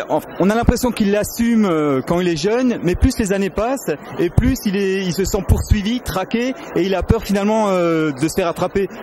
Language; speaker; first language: French; native; French